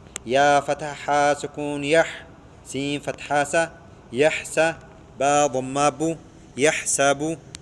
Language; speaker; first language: Arabic; non-native, fluent; Oromo